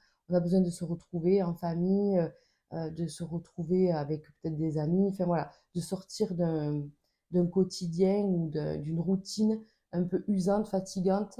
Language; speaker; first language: French; native; French